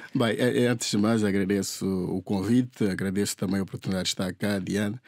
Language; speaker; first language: Portuguese; non-native, local second language; Upper Guinea Crioulo